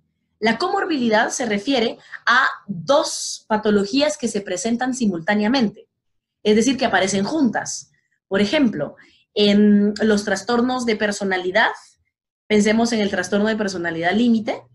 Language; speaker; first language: Spanish; native; Spanish